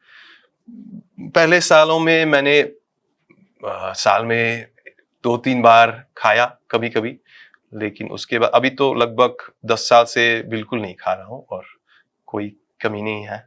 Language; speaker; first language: Hindi; non-native, fluent; Dutch